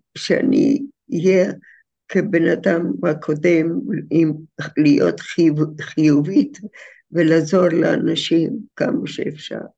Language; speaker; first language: Hebrew; non-native, fluent; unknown